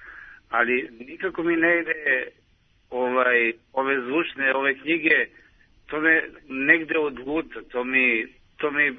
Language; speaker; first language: Serbian; native; Serbian